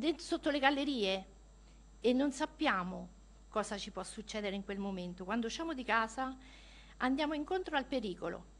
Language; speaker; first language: Italian; native; Italian